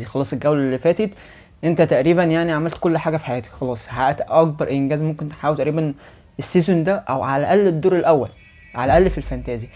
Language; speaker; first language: Arabic; native; Arabic